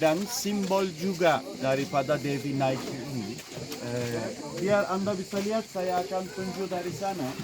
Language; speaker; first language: Indonesian; non-native, learner; Turkish